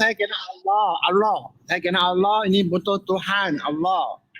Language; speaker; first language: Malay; non-native, local second language; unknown